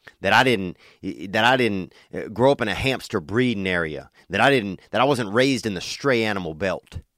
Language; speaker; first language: English; native; English